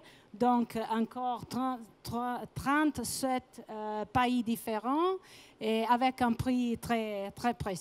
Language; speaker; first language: French; non-native, fluent; Italian